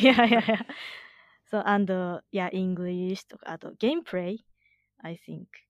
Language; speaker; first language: English; non-native, learner; Japanese